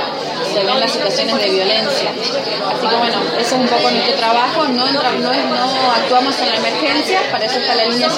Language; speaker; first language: Spanish; native; Spanish